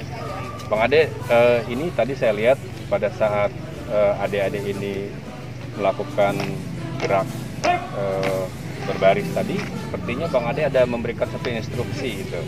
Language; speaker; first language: Indonesian; native; Indonesian